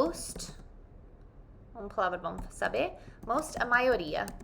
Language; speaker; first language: Portuguese; non-native, fluent; English